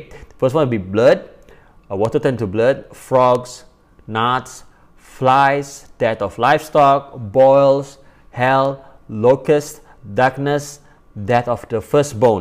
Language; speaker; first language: English; non-native, local second language; Malay